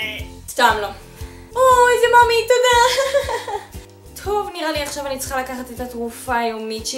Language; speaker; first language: Hebrew; native; Hebrew